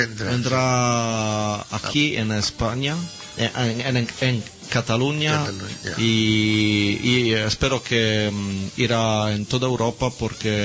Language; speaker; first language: Spanish; non-native, learner; Italian